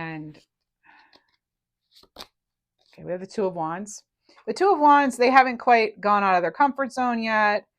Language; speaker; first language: English; native; English